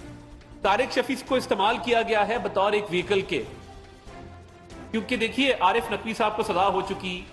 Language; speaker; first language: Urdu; non-native, local second language; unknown